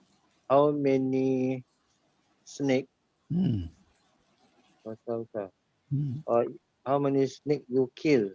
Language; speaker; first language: English; non-native, local second language; Malay